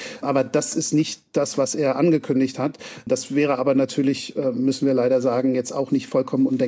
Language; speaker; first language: German; native; German